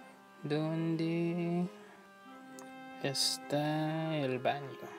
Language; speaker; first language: Spanish; non-native, learner; English